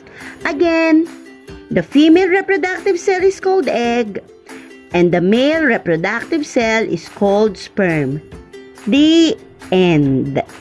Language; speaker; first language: English; non-native, local second language; Filipino